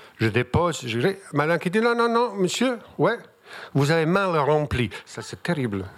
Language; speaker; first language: French; non-native, fluent; Bosnian